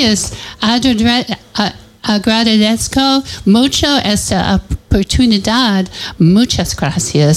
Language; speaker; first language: Spanish; non-native, learner; English